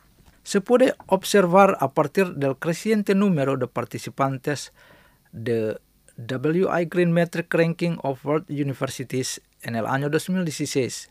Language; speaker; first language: Spanish; non-native, fluent; Indonesian